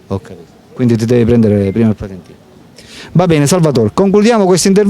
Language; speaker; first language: Italian; native; Italian